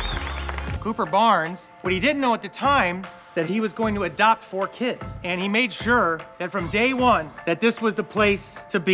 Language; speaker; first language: English; native; English